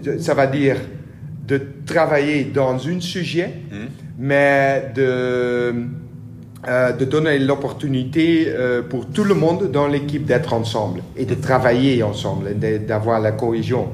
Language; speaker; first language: French; non-native, learner; Dutch